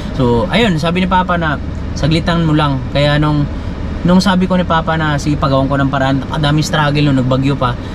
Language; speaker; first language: Filipino; non-native, local second language; Cebuano